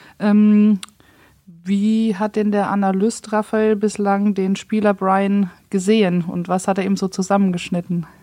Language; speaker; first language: German; native; German